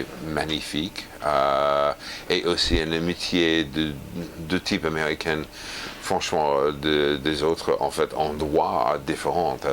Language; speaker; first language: French; non-native, fluent; English